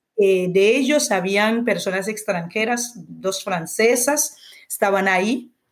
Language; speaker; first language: Spanish; non-native, fluent; Haitian Creole